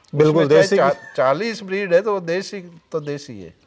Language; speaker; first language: Hindi; native; Hindi